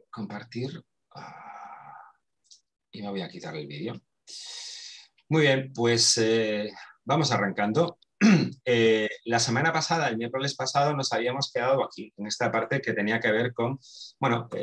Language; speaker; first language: Spanish; native; Spanish